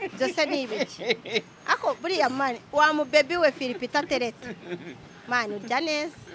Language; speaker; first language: Kinyarwanda; native; Kinyarwanda